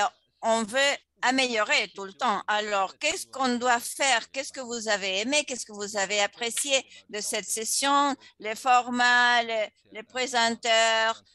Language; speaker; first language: French; non-native, fluent; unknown